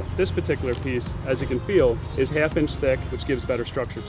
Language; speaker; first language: English; native; English